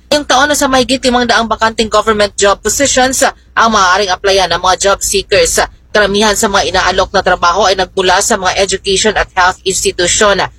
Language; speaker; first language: Filipino; non-native, local second language; Cebuano